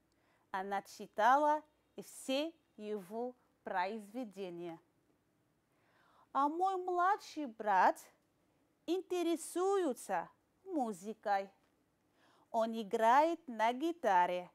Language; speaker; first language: Russian; non-native, fluent; Arabic